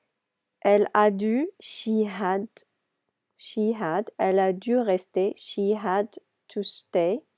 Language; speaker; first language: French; non-native, fluent; English